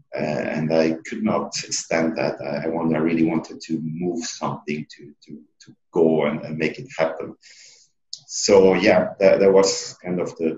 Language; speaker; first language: English; non-native, fluent; Italian